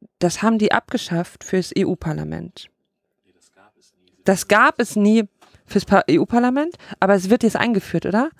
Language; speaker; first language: German; native; German